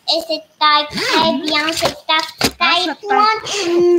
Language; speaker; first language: French; non-native, learner; Thai